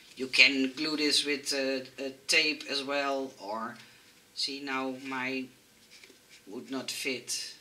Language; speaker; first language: English; non-native, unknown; Dutch